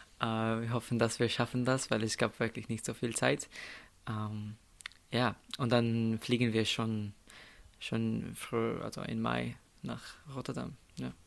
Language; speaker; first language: German; non-native, fluent; Slovenian